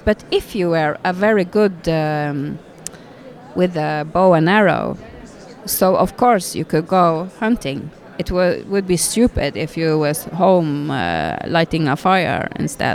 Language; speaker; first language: English; non-native, fluent; Norwegian